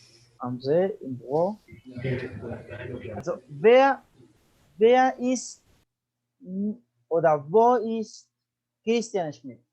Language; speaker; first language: German; non-native, fluent; Spanish